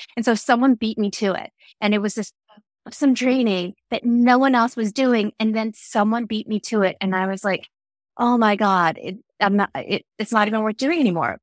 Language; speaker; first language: English; early bilingual, other home language; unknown